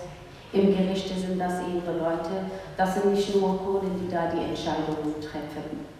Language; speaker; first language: German; early bilingual, other home language; Kurdish